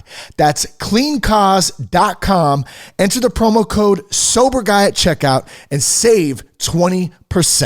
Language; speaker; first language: English; native; English